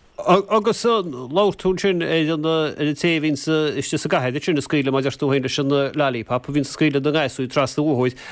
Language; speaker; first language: Irish; native; Irish